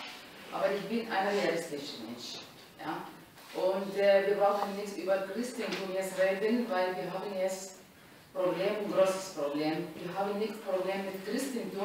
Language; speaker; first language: German; non-native, learner; Arabic